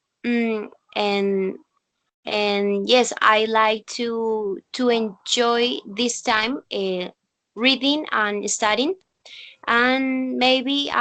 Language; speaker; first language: English; non-native, learner; Spanish